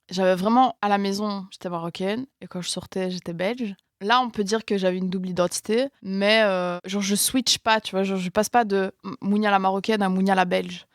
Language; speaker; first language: French; native; French